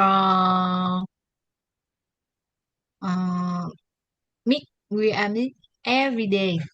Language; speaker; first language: English; non-native, learner; Vietnamese